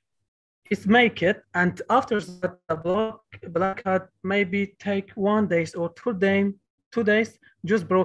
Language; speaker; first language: English; non-native, learner; Kurdish